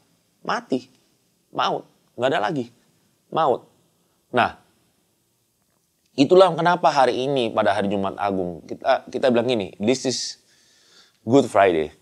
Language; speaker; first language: Indonesian; native; Indonesian